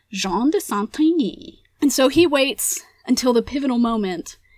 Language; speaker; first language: English; early bilingual, other home language; Spanish